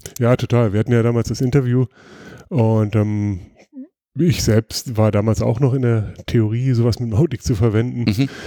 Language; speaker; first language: German; native; German